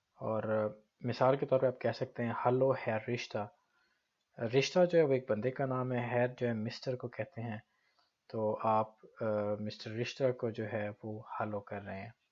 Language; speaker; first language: Urdu; native; Urdu